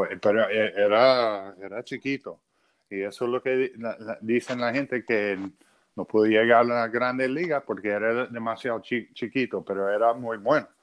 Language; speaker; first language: Spanish; non-native, fluent; English